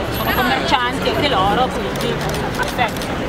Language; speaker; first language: Italian; native; Italian